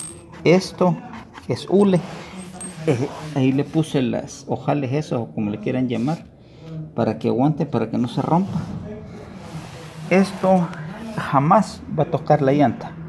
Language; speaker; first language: Spanish; native; Spanish